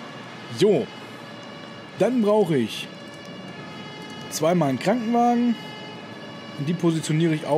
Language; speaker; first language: German; native; German